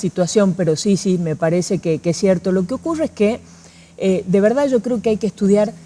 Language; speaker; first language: Spanish; native; Spanish